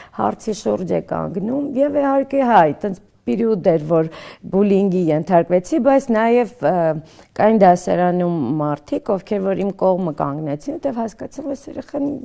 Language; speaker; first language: Armenian; early bilingual, other home language; Russian